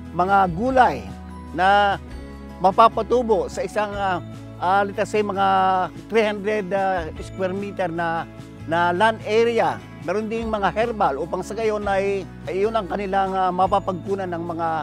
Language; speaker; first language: Filipino; native; Filipino